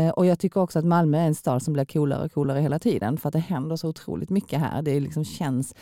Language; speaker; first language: Swedish; early bilingual, other home language; Korean